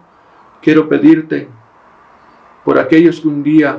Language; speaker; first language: Spanish; native; Spanish